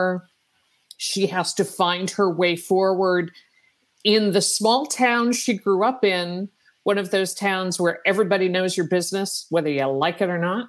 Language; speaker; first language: English; native; English